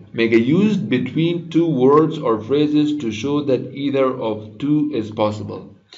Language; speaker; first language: English; non-native, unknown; Persian